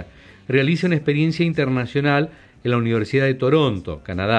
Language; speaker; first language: Spanish; native; Spanish